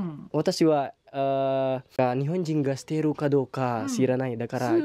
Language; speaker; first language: Japanese; non-native, learner; Indonesian